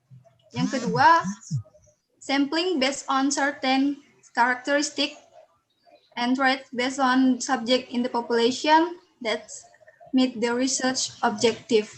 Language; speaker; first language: English; non-native, learner; Indonesian